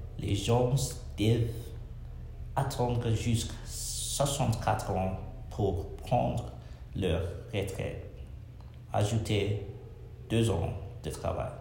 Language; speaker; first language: French; non-native, learner; English